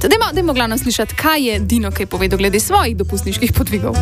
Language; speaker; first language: Slovenian; native; Slovenian